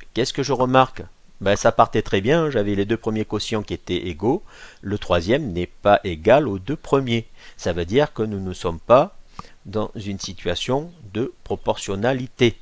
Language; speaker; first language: French; native; French